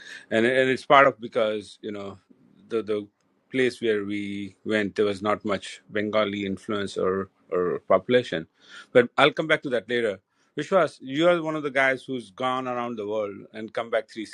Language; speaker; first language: English; non-native, local second language; Hindi